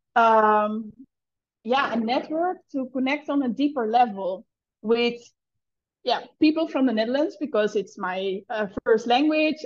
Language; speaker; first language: English; non-native, fluent; Dutch